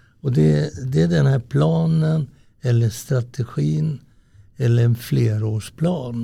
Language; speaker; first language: Swedish; early bilingual, other home language; Italian